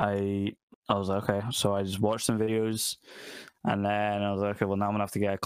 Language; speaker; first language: English; native; English